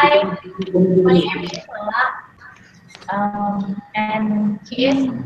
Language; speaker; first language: English; non-native, learner; Indonesian